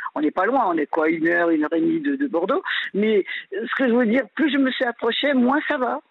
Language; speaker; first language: French; native; French